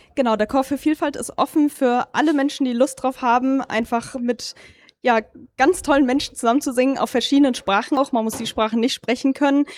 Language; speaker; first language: German; native; German